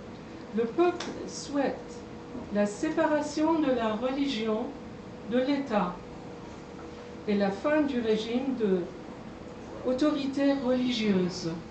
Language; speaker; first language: French; non-native, fluent; Persian